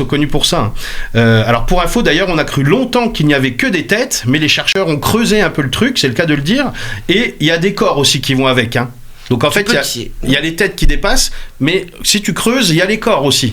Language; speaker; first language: French; native; French